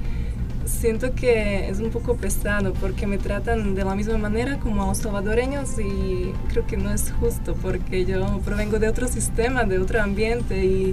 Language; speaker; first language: Spanish; non-native, fluent; Slovak